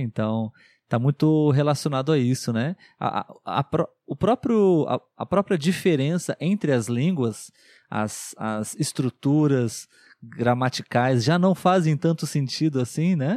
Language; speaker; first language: Portuguese; native; Portuguese